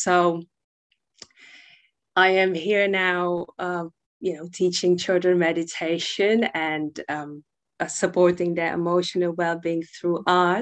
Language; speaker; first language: English; non-native, fluent; Czech